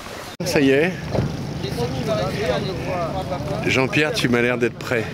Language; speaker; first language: French; native; French